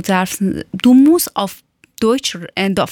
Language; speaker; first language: German; non-native, learner; Persian